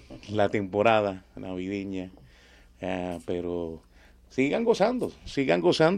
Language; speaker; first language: Spanish; native; Spanish